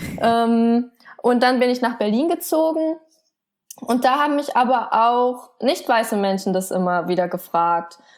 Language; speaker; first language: German; early bilingual, other home language; Vietnamese